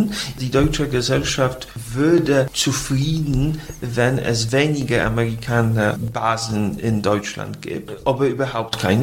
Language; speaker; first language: German; non-native, fluent; Polish